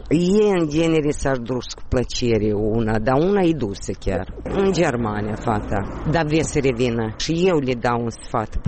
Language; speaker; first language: Romanian; native; Romanian